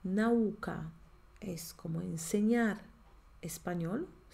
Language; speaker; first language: Spanish; non-native, fluent; Polish